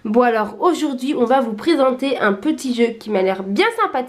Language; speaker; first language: French; native; French